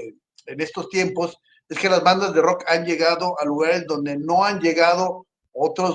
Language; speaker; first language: Spanish; native; Spanish